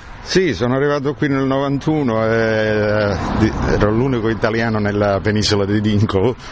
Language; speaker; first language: Italian; native; Italian